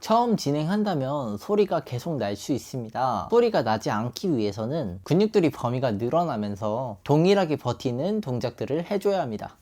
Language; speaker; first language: Korean; native; Korean